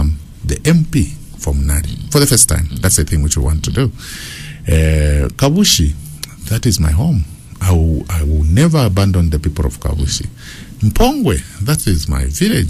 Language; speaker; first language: English; non-native, local second language; Bemba